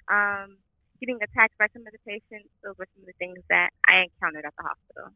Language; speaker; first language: English; native; English